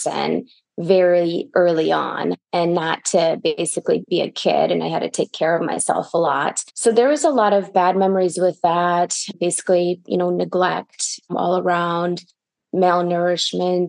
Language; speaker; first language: English; early bilingual, other home language; Russian